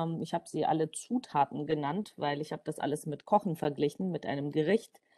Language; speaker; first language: German; non-native, fluent; Georgian